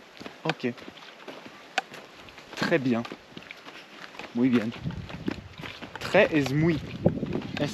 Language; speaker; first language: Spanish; non-native, learner; French